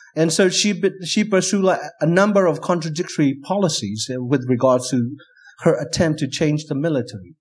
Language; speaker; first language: English; non-native, fluent; Burmese